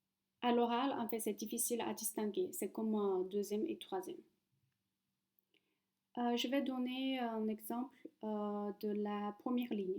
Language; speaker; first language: French; non-native, fluent; Chinese